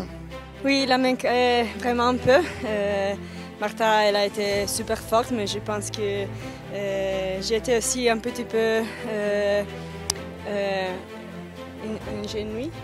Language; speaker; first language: French; non-native, fluent; Italian